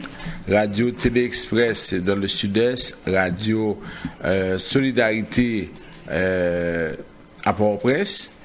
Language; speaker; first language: French; native; French